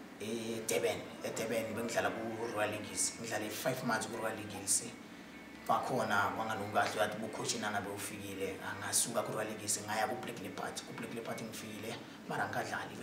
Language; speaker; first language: Zulu; non-native, local second language; Swati